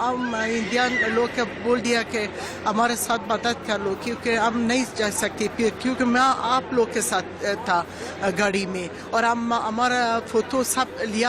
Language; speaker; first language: Hindi; non-native, learner; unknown